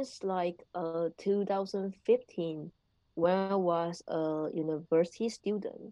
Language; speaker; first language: English; non-native, learner; Chinese